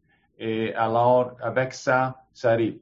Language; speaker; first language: French; non-native, learner; English